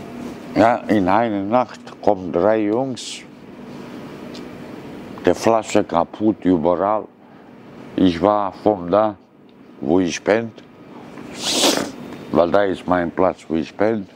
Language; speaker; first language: German; non-native, learner; Romanian